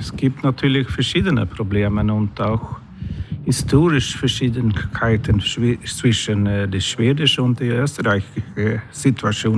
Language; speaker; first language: German; non-native, learner; Swedish